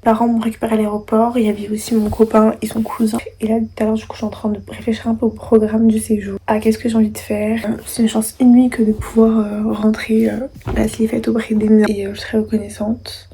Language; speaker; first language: French; non-native, local second language; Malagasy